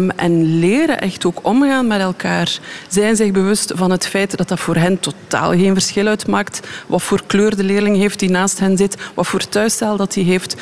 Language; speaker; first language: Dutch; native; Dutch